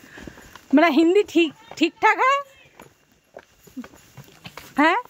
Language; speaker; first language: Hindi; non-native, local second language; Bangla